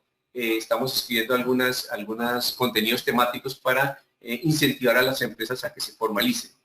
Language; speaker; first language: Spanish; native; Spanish